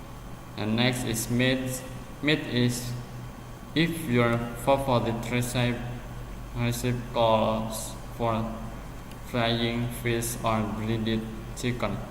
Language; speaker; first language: English; non-native, learner; Indonesian